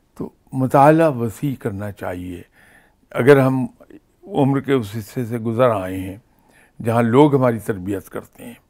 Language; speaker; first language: Urdu; non-native, local second language; Punjabi